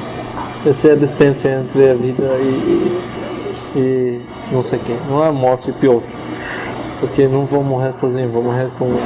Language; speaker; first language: Portuguese; non-native, fluent; Arabic